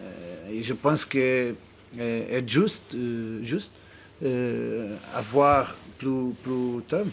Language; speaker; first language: French; non-native, learner; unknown